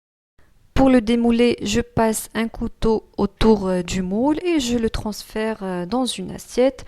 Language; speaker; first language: French; non-native, local second language; Arabic